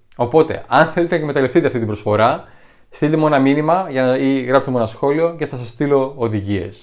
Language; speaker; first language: Greek; native; Greek